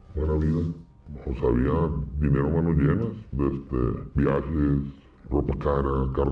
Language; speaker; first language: Spanish; native; Spanish